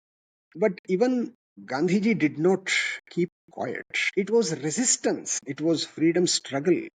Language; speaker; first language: English; non-native, local second language; Kannada